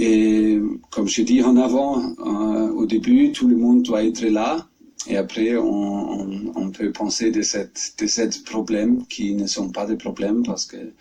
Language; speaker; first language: French; non-native, fluent; German